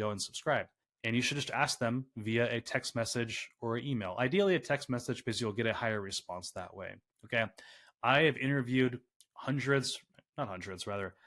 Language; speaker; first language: English; native; English